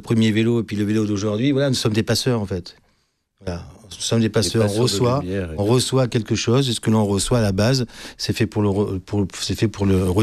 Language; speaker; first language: French; native; French